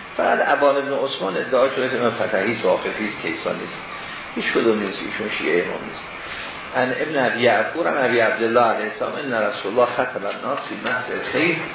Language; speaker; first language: Persian; native; Persian